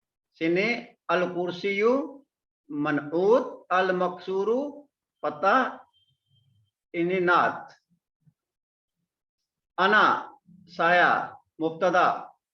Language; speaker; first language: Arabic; non-native, fluent; Malay